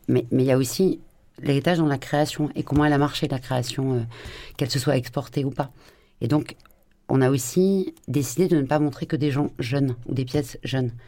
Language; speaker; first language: French; native; French